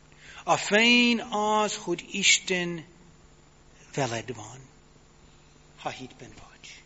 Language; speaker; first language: Hungarian; non-native, fluent; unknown